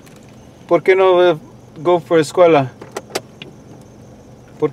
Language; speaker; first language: Spanish; non-native, learner; English